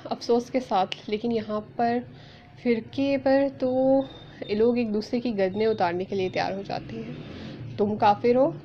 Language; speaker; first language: Urdu; native; Urdu